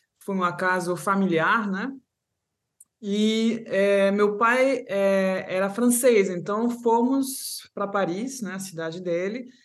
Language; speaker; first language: Portuguese; non-native, fluent; French